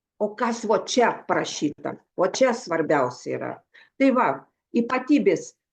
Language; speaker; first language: Lithuanian; non-native, local second language; Russian